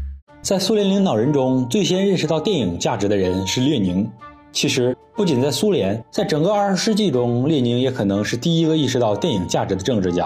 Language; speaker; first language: Chinese; native; Chinese